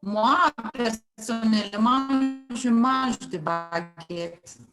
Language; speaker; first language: French; non-native, fluent; Romanian